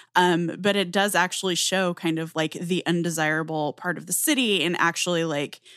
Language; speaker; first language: English; native; English